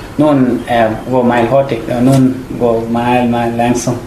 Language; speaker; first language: Danish; non-native, learner; Tamil